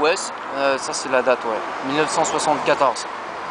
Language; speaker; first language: French; native; French